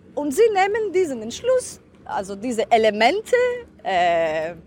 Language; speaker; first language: German; non-native, fluent; Greek